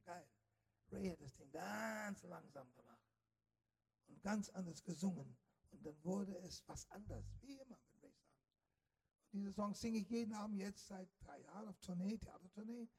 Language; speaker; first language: German; non-native, fluent; English